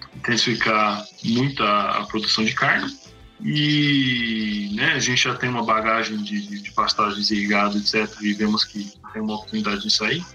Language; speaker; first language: Portuguese; non-native, fluent; English